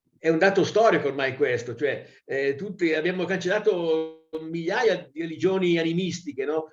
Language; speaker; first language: Italian; native; Italian